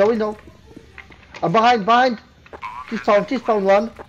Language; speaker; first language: English; non-native, learner; Polish